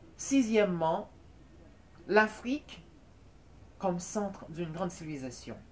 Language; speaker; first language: French; non-native, local second language; Haitian Creole